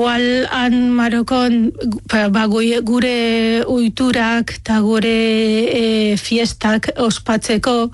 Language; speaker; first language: Basque; non-native, fluent; Arabic